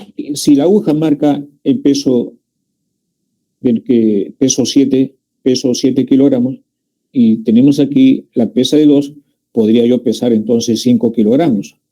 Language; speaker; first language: Spanish; native; Spanish